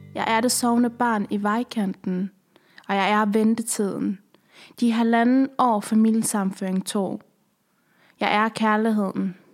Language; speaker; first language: Danish; early bilingual, other home language; Persian